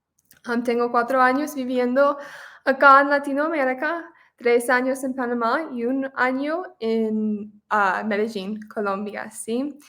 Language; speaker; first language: Spanish; non-native, fluent; English